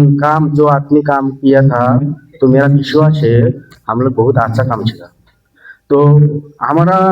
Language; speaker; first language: Hindi; non-native, local second language; Bangla